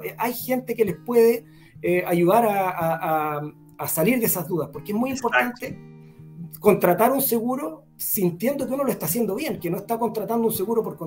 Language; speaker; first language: Spanish; native; Spanish